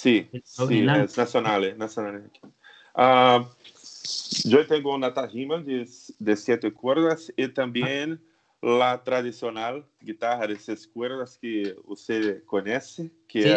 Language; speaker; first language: Spanish; non-native, learner; Portuguese